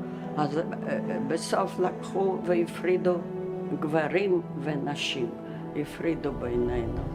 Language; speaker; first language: Hebrew; early bilingual, other home language; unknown